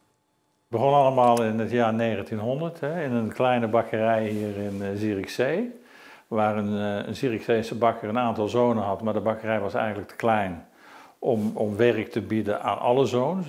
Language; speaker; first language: Dutch; native; Dutch